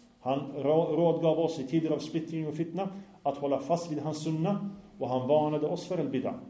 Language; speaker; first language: Swedish; non-native, fluent; Arabic